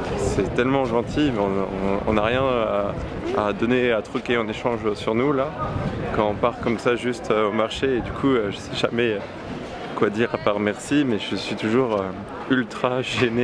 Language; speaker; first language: French; native; French